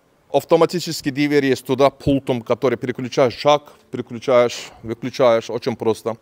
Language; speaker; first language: Russian; non-native, learner; Turkish